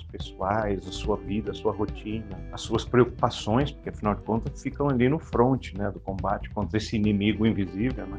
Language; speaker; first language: Portuguese; native; Portuguese